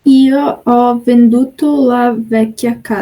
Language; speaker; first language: Italian; non-native, learner; Portuguese